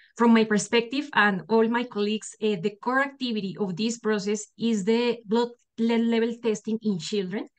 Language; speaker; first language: English; non-native, fluent; Spanish